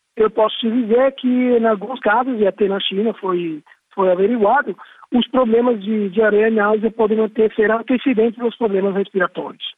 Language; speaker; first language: Portuguese; non-native, fluent; Italian